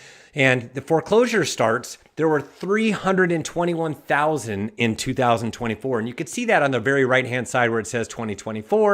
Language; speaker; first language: English; native; English